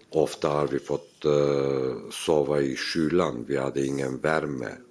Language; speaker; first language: Swedish; non-native, fluent; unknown